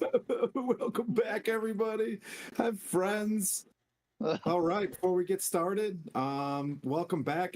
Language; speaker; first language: English; native; English